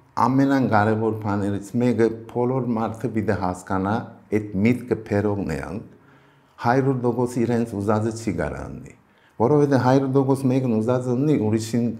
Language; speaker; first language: Armenian; early bilingual, heritage; Armenian